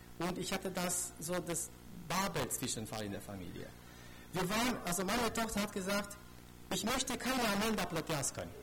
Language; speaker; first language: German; non-native, fluent; Romanian